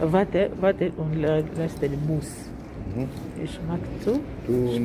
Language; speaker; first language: German; non-native, learner; Lingala